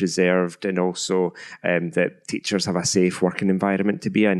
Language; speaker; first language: English; native; English